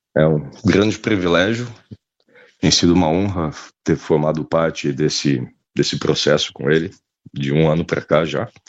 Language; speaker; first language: Portuguese; native; Portuguese